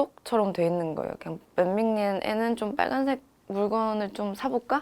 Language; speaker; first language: Korean; non-native, fluent; Chinese